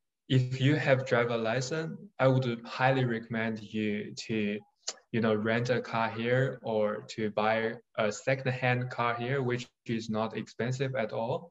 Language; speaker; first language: English; non-native, fluent; Chinese